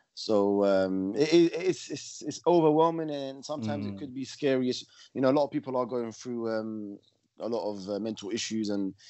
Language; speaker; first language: English; native; English